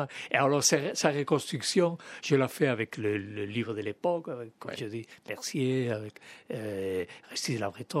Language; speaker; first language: French; non-native, fluent; Spanish